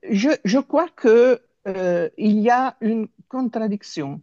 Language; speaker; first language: French; non-native, fluent; Italian